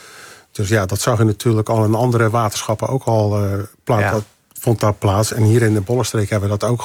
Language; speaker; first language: Dutch; native; Dutch